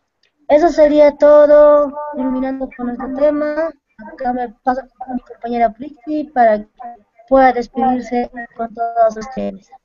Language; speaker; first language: Spanish; non-native, local second language; Aymara